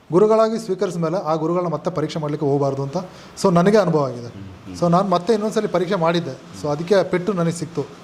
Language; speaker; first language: Kannada; non-native, local second language; Malayalam